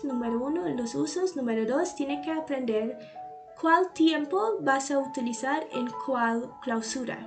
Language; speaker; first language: Spanish; non-native, fluent; English